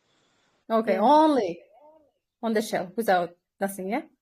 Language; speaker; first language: English; non-native, fluent; Kyrgyz